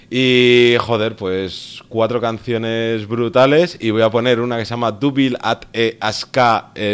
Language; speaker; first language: Spanish; native; Spanish